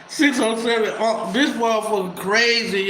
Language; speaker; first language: English; native; English